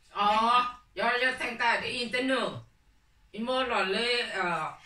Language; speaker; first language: Swedish; non-native, learner; Thai